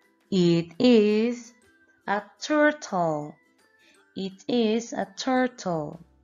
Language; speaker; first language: English; non-native, fluent; Spanish